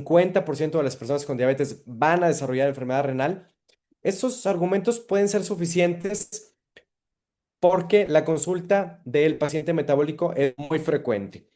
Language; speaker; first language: Spanish; native; Spanish